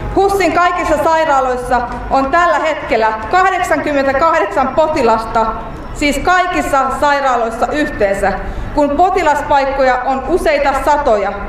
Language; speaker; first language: Finnish; native; Finnish